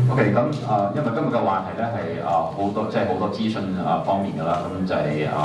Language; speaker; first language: Cantonese; native; Cantonese